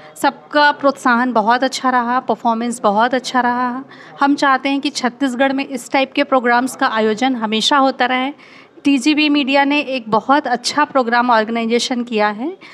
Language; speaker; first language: Hindi; native; Hindi